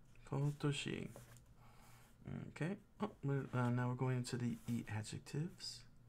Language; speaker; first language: English; native; English